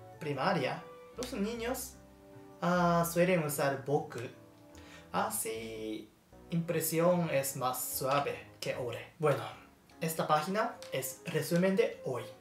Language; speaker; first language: Spanish; non-native, learner; Japanese